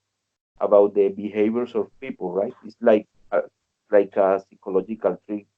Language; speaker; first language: English; non-native, learner; Spanish